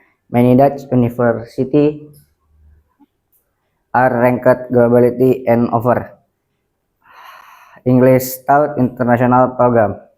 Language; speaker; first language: English; non-native, learner; Indonesian